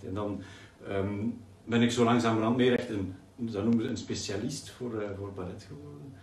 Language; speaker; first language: Dutch; native; Dutch